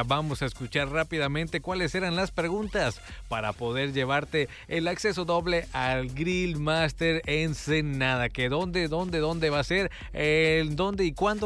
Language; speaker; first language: Spanish; native; Spanish